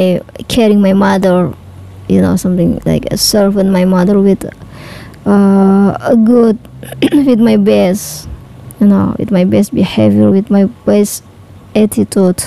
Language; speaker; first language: English; non-native, learner; Indonesian